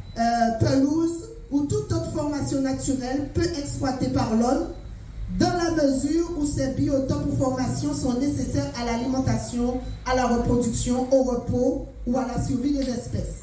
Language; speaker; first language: French; native; French